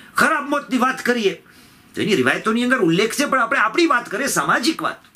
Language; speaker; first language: Gujarati; early bilingual, heritage; Gujarati